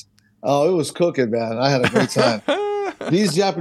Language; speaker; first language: English; native; English